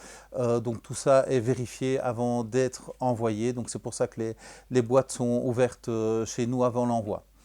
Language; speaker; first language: French; native; French